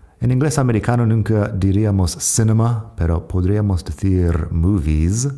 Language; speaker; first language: Spanish; non-native, fluent; English